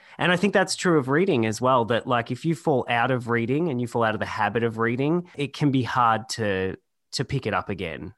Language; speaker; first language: English; native; English